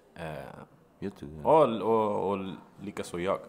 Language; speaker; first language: Swedish; native; Swedish